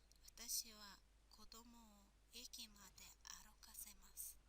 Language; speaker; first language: Japanese; non-native, fluent; Mongolian